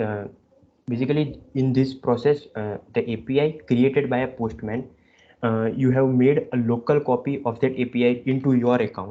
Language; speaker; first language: English; non-native, local second language; Gujarati